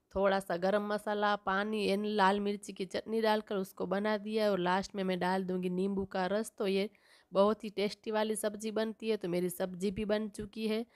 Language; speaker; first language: Hindi; non-native, local second language; Gujarati